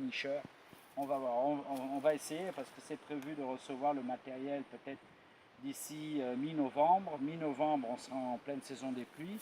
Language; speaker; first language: French; native; French